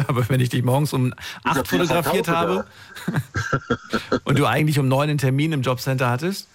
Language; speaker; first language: German; native; German